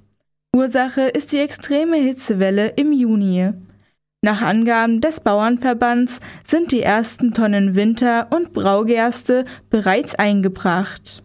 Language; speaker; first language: German; native; German